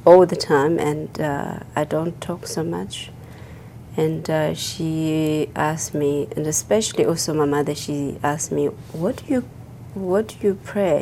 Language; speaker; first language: English; non-native, fluent; Chinese